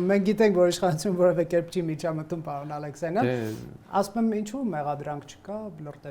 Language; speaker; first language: Armenian; native; Armenian